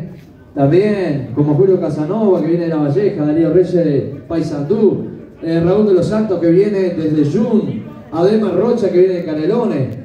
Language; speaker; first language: Spanish; native; Spanish